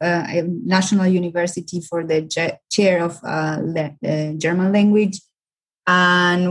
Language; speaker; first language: English; non-native, fluent; Spanish